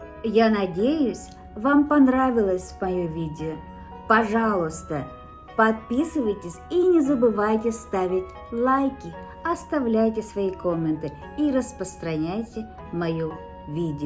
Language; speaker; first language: Russian; non-native, local second language; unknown